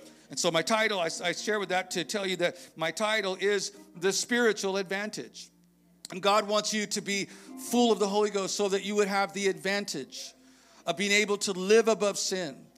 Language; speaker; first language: English; native; English